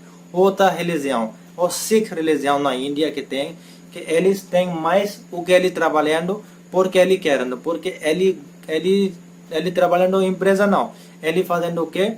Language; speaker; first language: Portuguese; non-native, learner; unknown